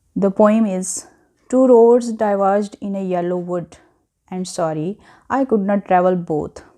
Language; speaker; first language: English; non-native, local second language; Punjabi